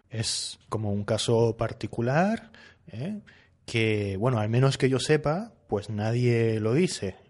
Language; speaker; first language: Spanish; native; Spanish